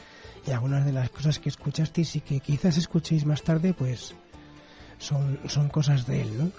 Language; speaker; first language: Spanish; native; Spanish